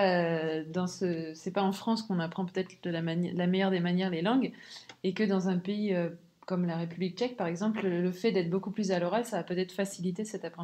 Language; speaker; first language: French; native; French